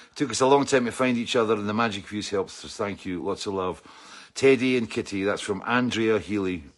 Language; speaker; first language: English; native; English